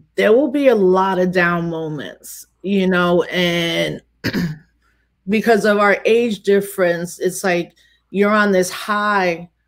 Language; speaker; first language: English; native; English